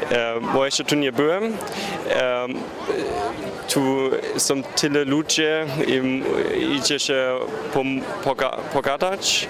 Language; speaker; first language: Polish; early bilingual, heritage; German